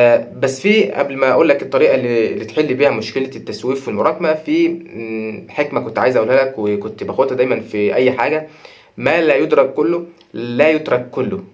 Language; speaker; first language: Arabic; native; Arabic